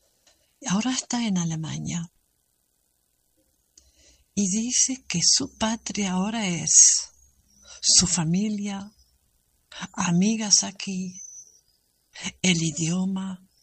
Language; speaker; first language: Spanish; non-native, learner; German